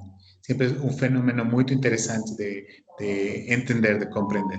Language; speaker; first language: Portuguese; non-native, fluent; Spanish